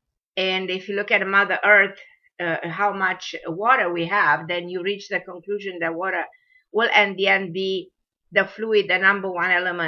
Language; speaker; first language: English; non-native, fluent; Romanian